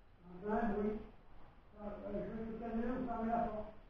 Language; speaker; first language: French; native; French